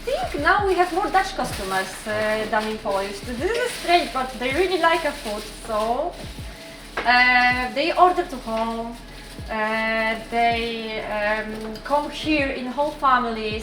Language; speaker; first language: English; non-native, learner; Polish